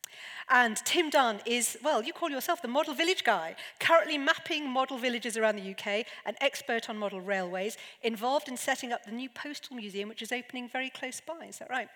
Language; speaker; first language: English; native; English